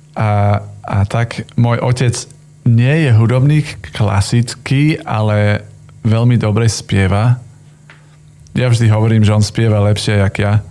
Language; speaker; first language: Slovak; non-native, fluent; English